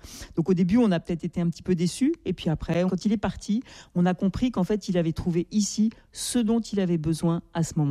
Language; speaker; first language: French; native; French